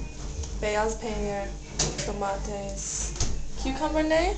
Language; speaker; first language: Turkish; non-native, learner; English